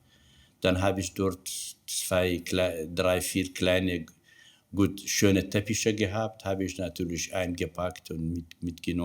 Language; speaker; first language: German; non-native, learner; Kurdish